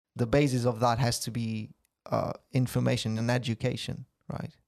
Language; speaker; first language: English; non-native, fluent; Portuguese